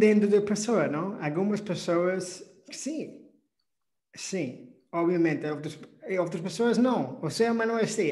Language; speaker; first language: Portuguese; non-native, fluent; English